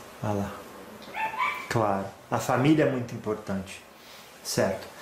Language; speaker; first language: Italian; non-native, learner; Portuguese